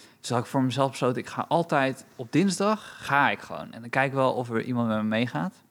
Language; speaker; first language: Dutch; early bilingual, other home language; Romanian